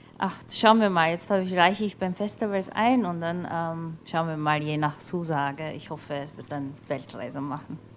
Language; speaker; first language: German; non-native, fluent; Turkish